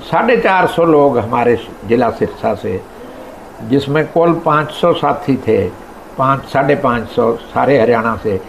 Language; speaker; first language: Hindi; non-native, local second language; Punjabi